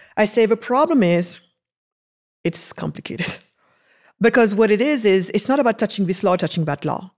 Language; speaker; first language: English; early bilingual, other home language; Wolof